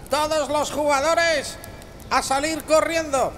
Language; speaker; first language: Spanish; native; Spanish